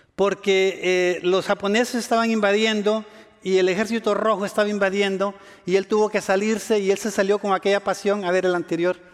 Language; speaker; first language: Spanish; native; Spanish